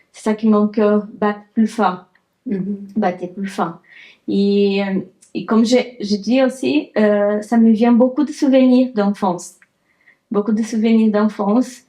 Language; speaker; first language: French; non-native, learner; Portuguese